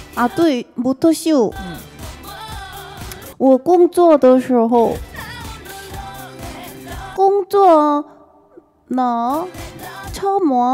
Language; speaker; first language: Chinese; non-native, learner; Korean